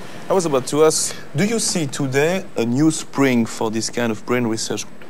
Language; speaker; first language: English; non-native, fluent; French